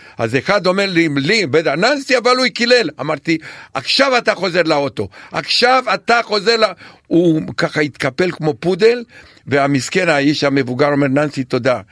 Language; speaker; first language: Hebrew; non-native, fluent; Romanian